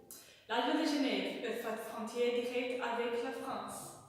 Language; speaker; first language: French; non-native, learner; Portuguese